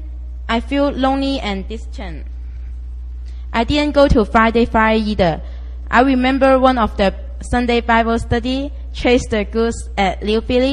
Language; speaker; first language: English; non-native, local second language; Cantonese